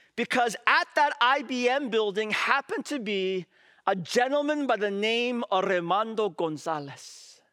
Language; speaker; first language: English; native; English